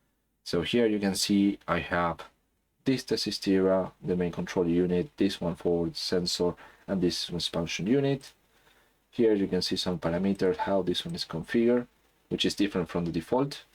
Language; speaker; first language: English; non-native, fluent; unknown